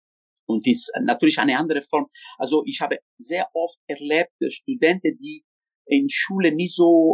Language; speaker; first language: German; non-native, fluent; Italian